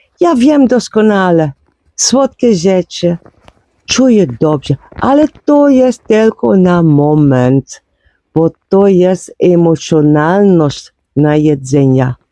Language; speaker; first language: Polish; non-native, learner; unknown